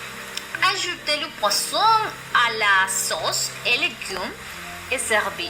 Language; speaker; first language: French; non-native, learner; Spanish